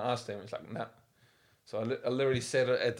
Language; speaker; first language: English; non-native, local second language; Afrikaans